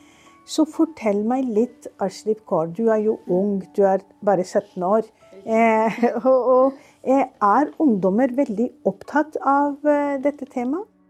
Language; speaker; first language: Norwegian; non-native, fluent; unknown